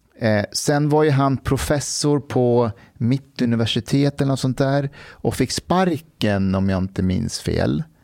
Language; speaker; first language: Swedish; early bilingual, other home language; Persian